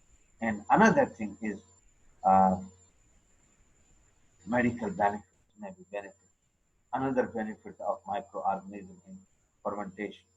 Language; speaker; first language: English; non-native, local second language; Urdu